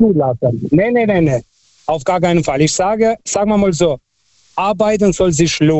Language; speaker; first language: German; early bilingual, other home language; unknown